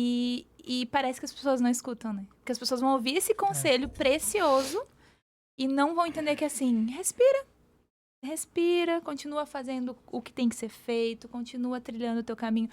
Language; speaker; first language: Portuguese; native; Portuguese